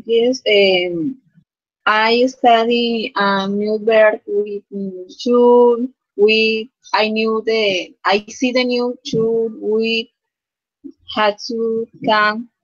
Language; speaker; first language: English; non-native, learner; Spanish